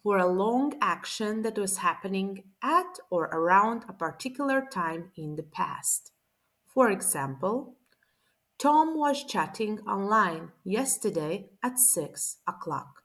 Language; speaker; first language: English; non-native, fluent; Latvian